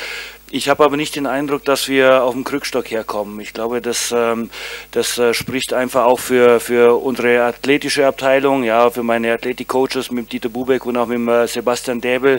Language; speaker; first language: German; native; German